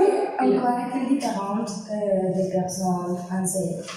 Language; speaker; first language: French; non-native, learner; Spanish